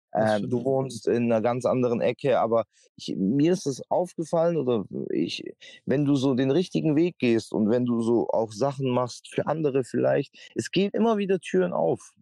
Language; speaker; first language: German; native; German